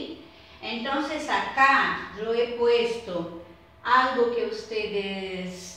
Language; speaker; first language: Spanish; non-native, fluent; Portuguese